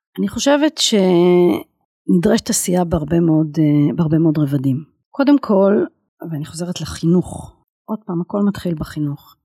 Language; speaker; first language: Hebrew; native; Hebrew